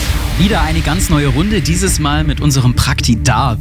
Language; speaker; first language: German; native; German